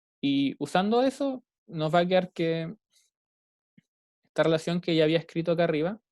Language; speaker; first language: Spanish; native; Spanish